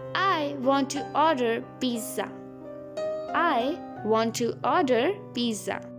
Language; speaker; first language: English; non-native, local second language; Hindi